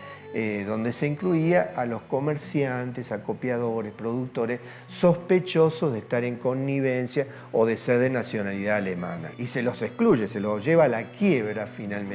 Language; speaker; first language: Spanish; native; Spanish